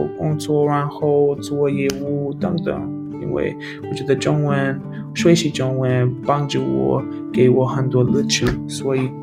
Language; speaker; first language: Chinese; non-native, learner; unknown